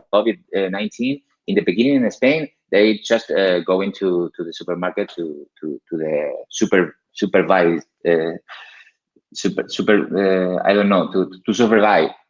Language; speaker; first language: English; non-native, learner; Spanish